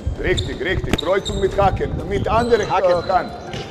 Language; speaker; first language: German; non-native, learner; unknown